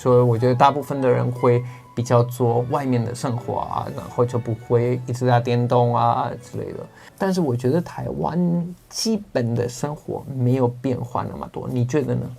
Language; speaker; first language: Chinese; non-native, fluent; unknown